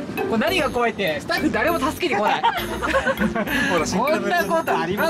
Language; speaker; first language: Japanese; native; Japanese